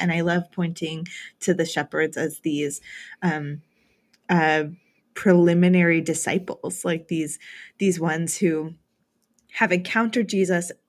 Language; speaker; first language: English; native; English